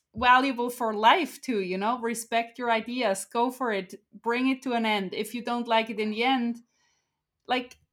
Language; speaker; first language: English; non-native, fluent; Swiss German